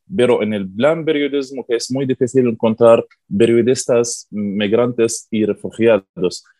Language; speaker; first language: Spanish; non-native, learner; Arabic